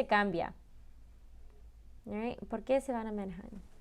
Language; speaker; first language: Spanish; early bilingual, heritage; Spanish